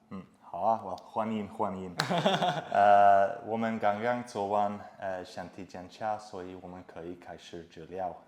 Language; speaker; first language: Chinese; non-native, fluent; English